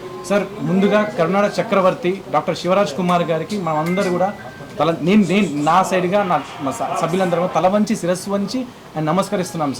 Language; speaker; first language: Telugu; native; Telugu